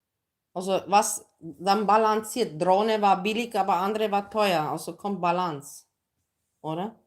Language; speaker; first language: German; non-native, learner; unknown